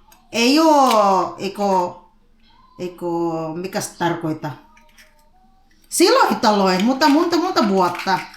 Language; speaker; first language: Finnish; non-native, learner; Filipino